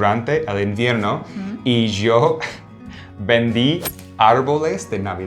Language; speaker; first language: Spanish; non-native, fluent; English